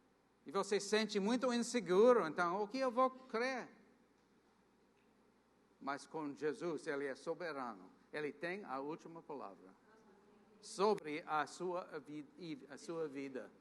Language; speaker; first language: Portuguese; non-native, fluent; English